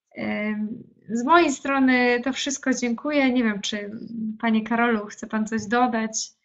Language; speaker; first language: Polish; native; Polish